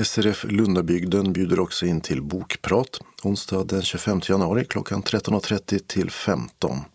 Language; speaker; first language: Swedish; native; Swedish